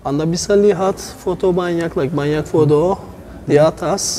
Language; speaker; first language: Indonesian; non-native, learner; Turkish